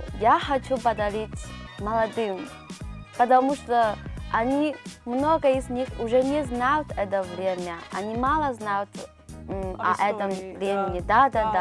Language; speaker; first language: Russian; non-native, learner; Chinese